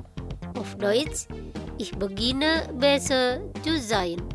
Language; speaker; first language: German; non-native, learner; Indonesian